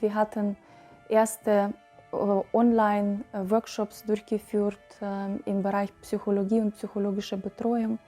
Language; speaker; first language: German; non-native, fluent; Ukrainian